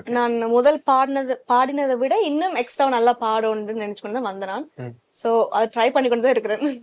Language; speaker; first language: Tamil; early bilingual, heritage; Tamil